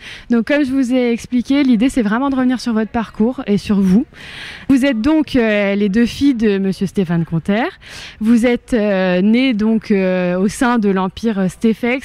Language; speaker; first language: French; native; French